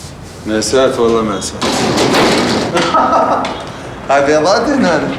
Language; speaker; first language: Arabic; native; Arabic